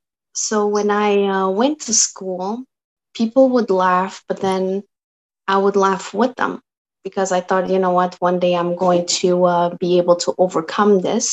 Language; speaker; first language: English; non-native, fluent; Portuguese